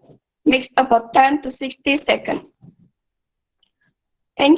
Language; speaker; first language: English; non-native, learner; Indonesian